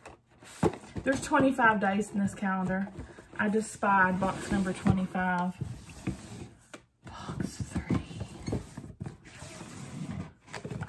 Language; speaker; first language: English; native; English